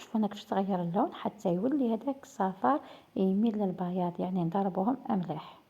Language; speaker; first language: Arabic; native; Arabic